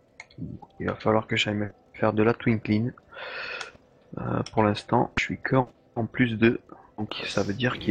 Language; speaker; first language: French; native; French